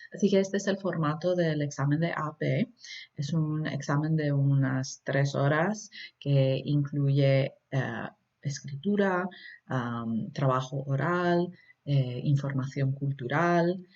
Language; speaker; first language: Spanish; early bilingual, heritage; Spanish